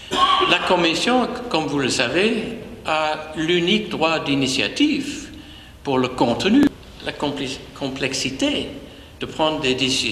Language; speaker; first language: French; non-native, fluent; English